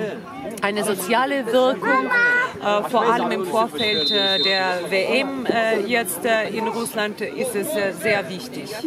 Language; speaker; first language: German; non-native, fluent; Russian